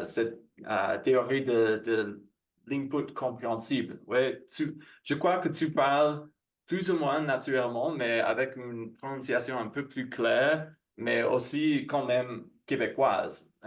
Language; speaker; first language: French; non-native, fluent; English